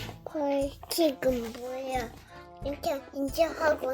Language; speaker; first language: Korean; early bilingual, heritage; Korean